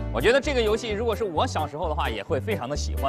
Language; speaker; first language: Chinese; native; Chinese